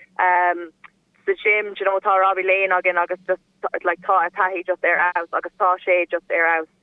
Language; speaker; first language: Irish; non-native, local second language; English